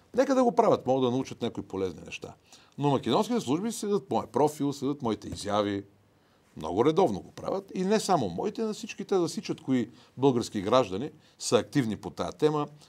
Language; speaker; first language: Bulgarian; native; Bulgarian